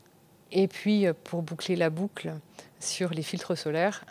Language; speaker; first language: French; native; French